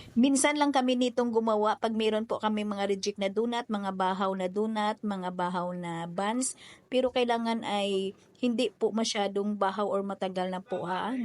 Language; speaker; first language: Filipino; non-native, local second language; Cebuano